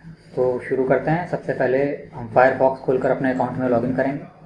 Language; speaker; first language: Hindi; native; Hindi